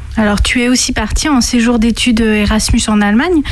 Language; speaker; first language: French; native; French